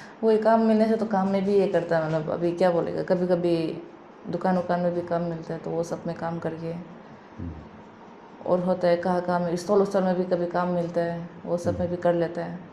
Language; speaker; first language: Hindi; non-native, local second language; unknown